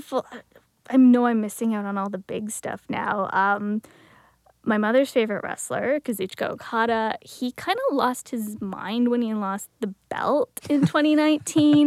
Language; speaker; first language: English; native; English